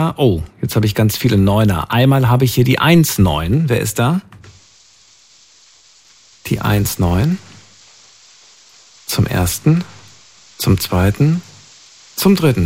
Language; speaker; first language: German; native; German